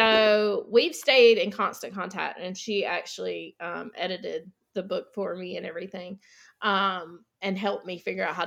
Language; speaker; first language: English; native; English